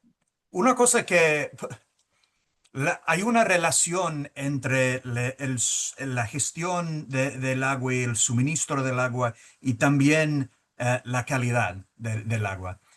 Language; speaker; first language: Spanish; early bilingual, heritage; Spanish